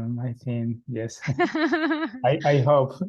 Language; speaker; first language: English; non-native, learner; Spanish